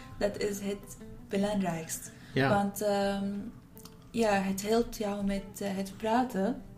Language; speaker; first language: Dutch; non-native, learner; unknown